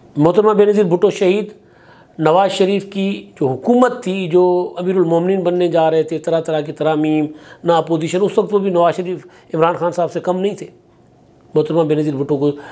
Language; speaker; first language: Urdu; non-native, local second language; Sindhi